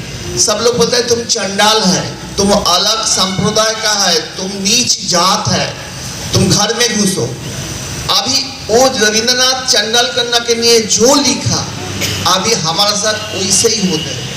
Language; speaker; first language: Hindi; non-native, local second language; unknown